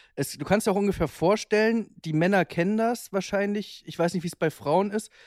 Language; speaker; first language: German; native; German